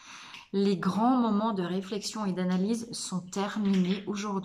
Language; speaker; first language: French; native; French